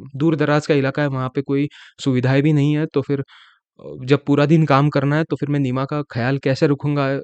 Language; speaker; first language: Hindi; non-native, local second language; Marathi